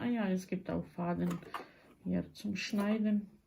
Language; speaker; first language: German; non-native, fluent; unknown